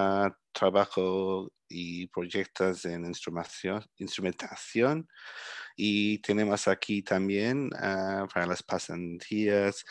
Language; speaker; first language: Spanish; early bilingual, heritage; Spanish